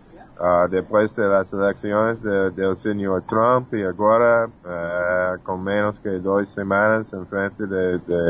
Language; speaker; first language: Portuguese; non-native, fluent; English